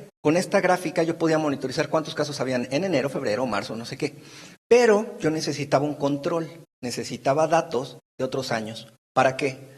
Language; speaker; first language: Spanish; native; Spanish